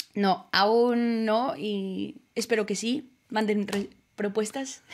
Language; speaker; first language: Spanish; native; Spanish